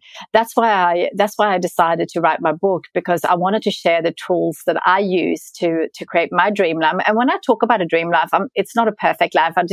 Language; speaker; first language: English; non-native, fluent; Swedish